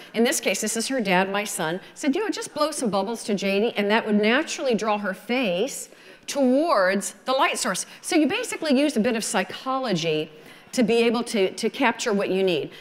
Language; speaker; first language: English; native; English